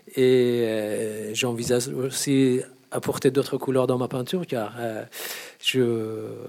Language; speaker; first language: French; non-native, fluent; Persian